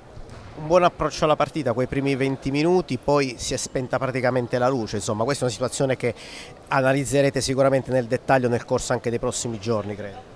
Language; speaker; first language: Italian; native; Italian